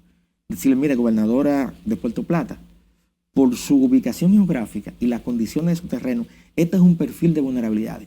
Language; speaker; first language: Spanish; native; Spanish